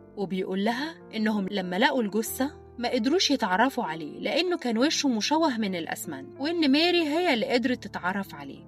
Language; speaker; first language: Arabic; native; Arabic